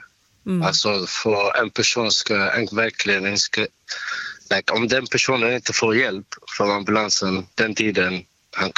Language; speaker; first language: Swedish; non-native, learner; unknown